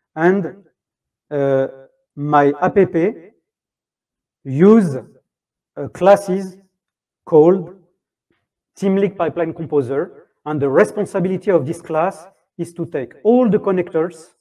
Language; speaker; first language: English; non-native, fluent; French